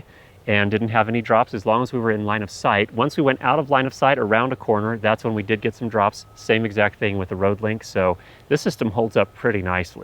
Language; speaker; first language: English; native; English